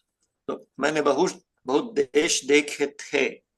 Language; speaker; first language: Hindi; non-native, fluent; Ukrainian